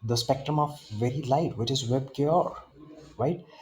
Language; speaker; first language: English; non-native, local second language; Punjabi